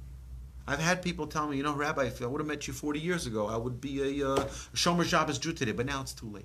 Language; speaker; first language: English; native; English